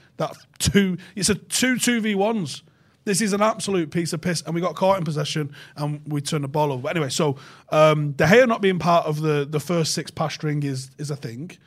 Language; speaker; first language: English; native; English